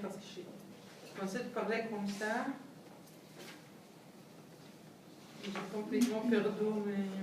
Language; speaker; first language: French; non-native, fluent; Hebrew